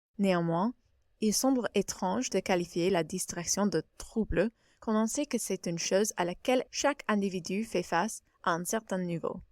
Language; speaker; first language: French; native; French